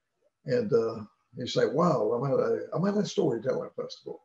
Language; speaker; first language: English; native; English